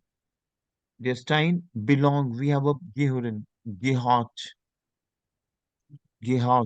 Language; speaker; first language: German; non-native, learner; Hindi